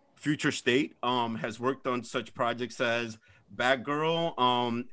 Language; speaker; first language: English; early bilingual, other home language; Spanish